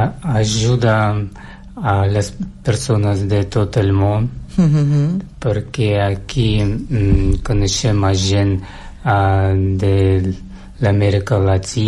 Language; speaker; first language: Catalan; non-native, learner; Russian